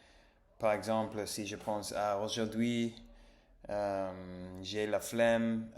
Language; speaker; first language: French; non-native, learner; English